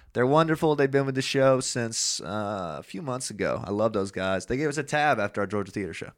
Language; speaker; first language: English; native; English